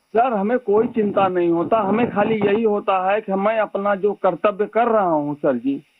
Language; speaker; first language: Hindi; native; Hindi